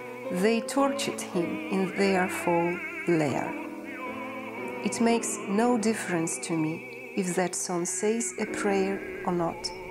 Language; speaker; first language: English; non-native, fluent; Ukrainian